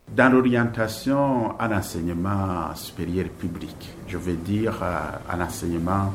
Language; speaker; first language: French; non-native, local second language; Rundi